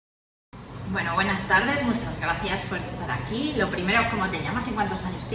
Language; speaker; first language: Spanish; native; Spanish